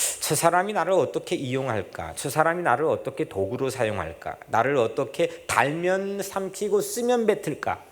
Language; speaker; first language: Korean; native; Korean